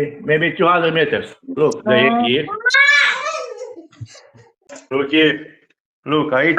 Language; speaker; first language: English; non-native, learner; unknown